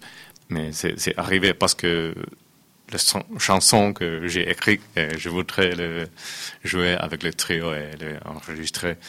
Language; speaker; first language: French; non-native, fluent; Finnish